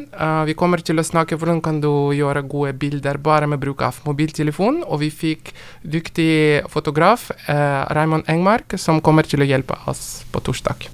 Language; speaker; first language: Norwegian; non-native, fluent; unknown